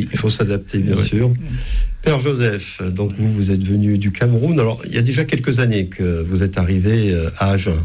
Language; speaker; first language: French; native; French